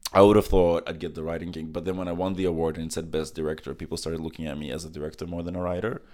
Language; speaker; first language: English; early bilingual, other home language; Macedonian